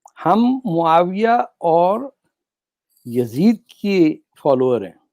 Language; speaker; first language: Urdu; native; Urdu